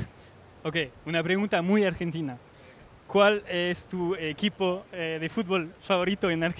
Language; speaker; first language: Spanish; non-native, fluent; French